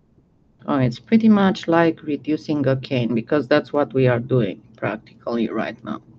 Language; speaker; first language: English; non-native, fluent; French